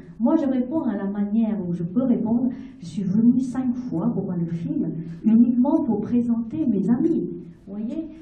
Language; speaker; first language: French; non-native, fluent; Vietnamese